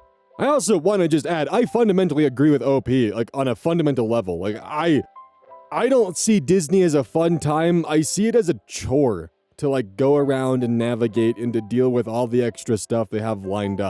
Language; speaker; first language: English; native; English